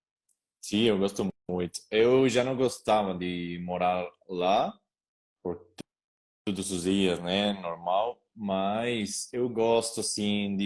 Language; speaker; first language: Portuguese; non-native, learner; Spanish